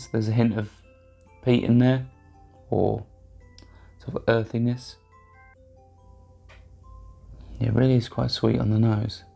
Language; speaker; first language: English; native; English